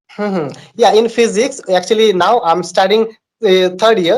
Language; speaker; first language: English; non-native, learner; Bangla